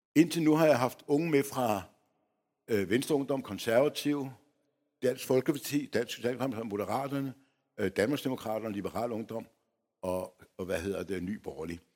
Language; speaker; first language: Danish; early bilingual, other home language; Polish